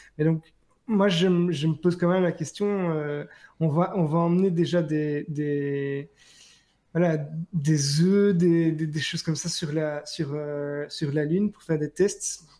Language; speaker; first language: French; native; French